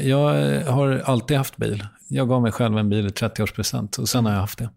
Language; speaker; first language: Swedish; native; Swedish